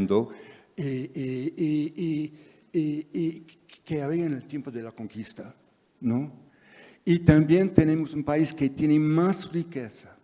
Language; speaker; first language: Spanish; non-native, fluent; English